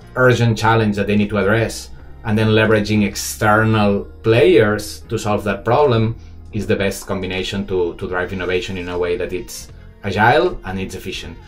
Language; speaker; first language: English; non-native, fluent; Spanish